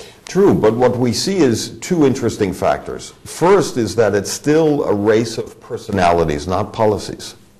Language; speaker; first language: English; early bilingual, other home language; Armenian